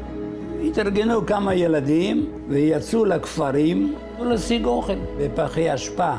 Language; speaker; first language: Hebrew; non-native, fluent; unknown